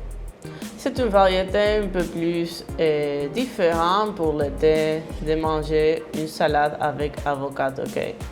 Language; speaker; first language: French; non-native, fluent; Spanish